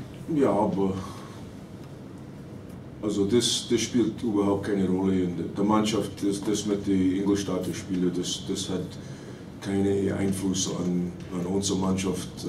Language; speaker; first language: German; non-native, fluent; English